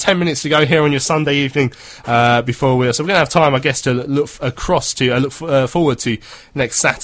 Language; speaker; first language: English; native; English